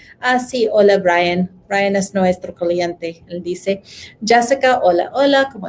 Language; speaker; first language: Spanish; non-native, learner; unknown